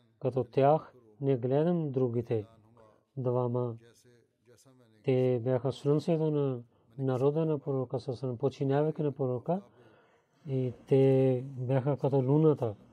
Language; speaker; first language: Bulgarian; non-native, learner; Urdu